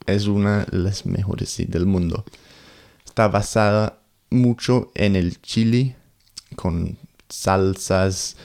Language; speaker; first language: Spanish; non-native, learner; English